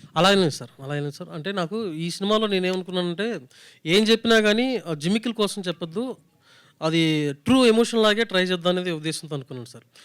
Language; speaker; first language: Telugu; native; Telugu